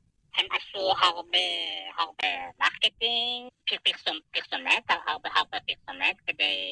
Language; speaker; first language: Hebrew; non-native, fluent; Persian